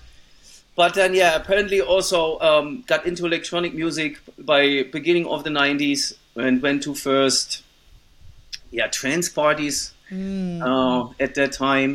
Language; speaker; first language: English; non-native, fluent; German